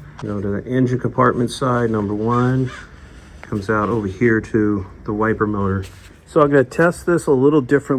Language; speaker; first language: English; native; English